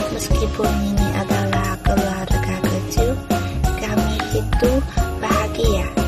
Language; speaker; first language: Indonesian; non-native, learner; Chinese